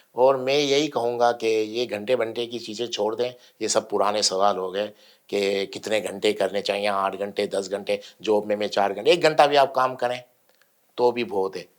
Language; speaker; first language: Urdu; native; Urdu